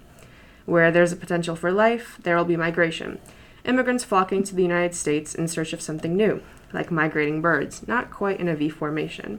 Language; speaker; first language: English; early bilingual, other home language; Polish